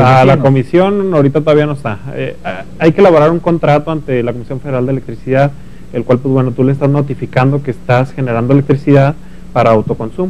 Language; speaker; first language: Spanish; native; Spanish